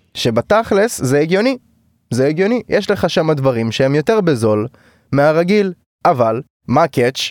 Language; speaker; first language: Hebrew; native; Hebrew